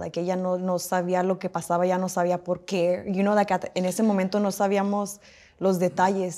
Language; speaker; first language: Spanish; early bilingual, heritage; Spanish